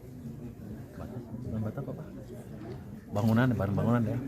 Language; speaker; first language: Indonesian; native; Indonesian